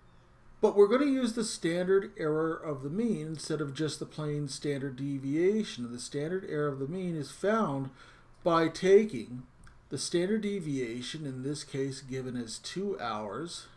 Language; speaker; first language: English; native; English